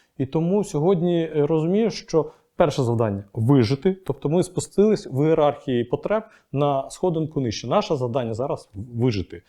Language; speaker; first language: Ukrainian; non-native, local second language; Russian